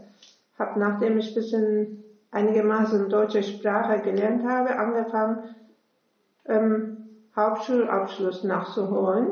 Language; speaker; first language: German; non-native, fluent; Turkish